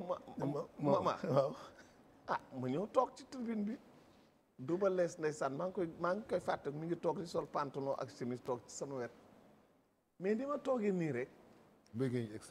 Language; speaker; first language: Wolof; native; Wolof